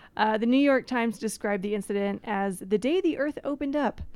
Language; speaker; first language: English; native; English